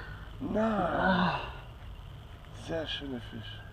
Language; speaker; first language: German; non-native, learner; French